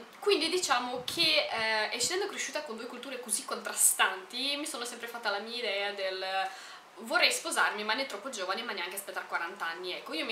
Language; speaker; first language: Italian; early bilingual, other home language; Romanian